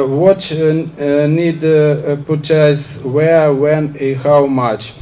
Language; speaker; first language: English; non-native, learner; Ukrainian